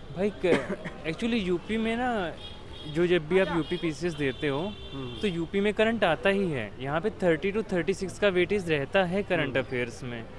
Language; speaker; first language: Hindi; native; Hindi